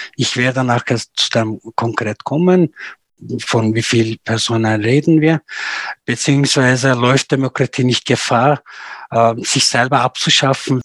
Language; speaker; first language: German; non-native, fluent; Turkish